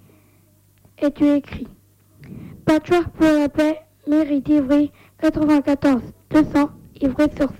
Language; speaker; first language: French; native; French